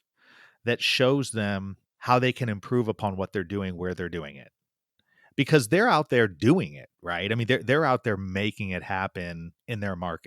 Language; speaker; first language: English; native; English